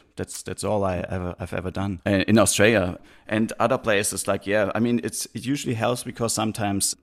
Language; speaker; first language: English; non-native, fluent; German